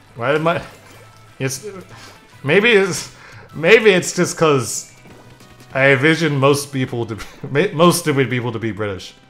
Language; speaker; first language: English; native; English